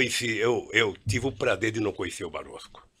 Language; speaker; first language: Portuguese; native; Portuguese